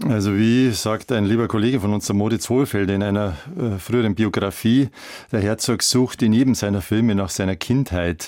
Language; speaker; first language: German; native; German